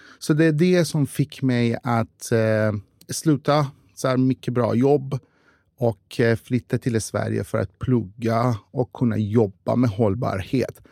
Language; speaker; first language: Swedish; non-native, fluent; Persian